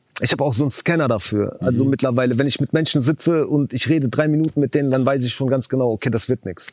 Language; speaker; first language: German; early bilingual, other home language; Chechen